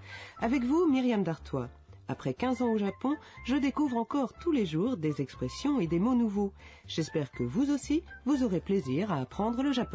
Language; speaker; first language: French; native; French